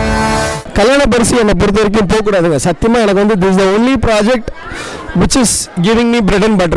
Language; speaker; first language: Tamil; native; Tamil